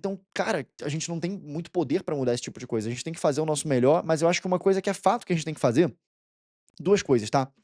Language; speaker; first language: Portuguese; native; Portuguese